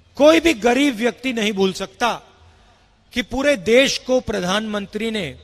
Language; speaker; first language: Hindi; native; Hindi